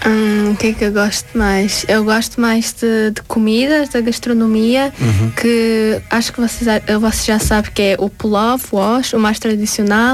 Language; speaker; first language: Portuguese; early bilingual, other home language; Tajik